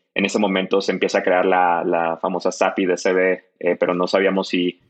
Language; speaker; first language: Spanish; native; Spanish